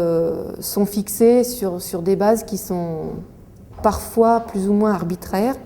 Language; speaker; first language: French; native; French